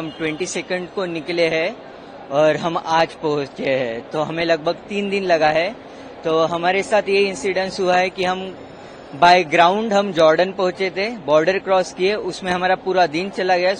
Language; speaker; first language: Hindi; native; Hindi